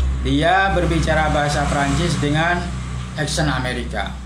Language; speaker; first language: Indonesian; non-native, local second language; Madurese